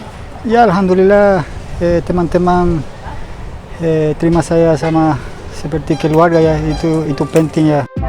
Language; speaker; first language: Indonesian; non-native, fluent; Spanish